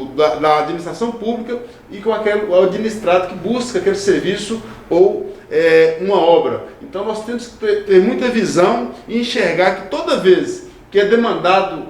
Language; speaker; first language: Portuguese; native; Portuguese